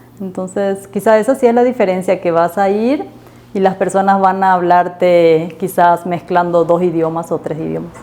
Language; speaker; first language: Spanish; native; Spanish